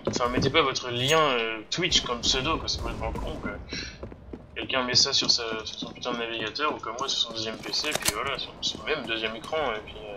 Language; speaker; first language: French; native; French